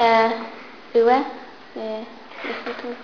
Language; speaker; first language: French; non-native, learner; English